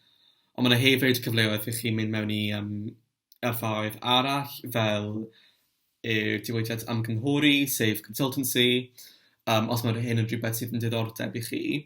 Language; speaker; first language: Welsh; non-native, local second language; English